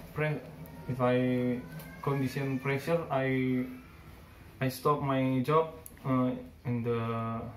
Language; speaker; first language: English; non-native, learner; Indonesian